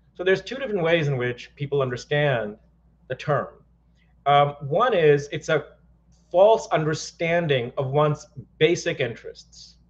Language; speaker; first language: English; non-native, local second language; Hindi